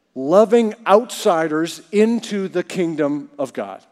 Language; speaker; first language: English; native; English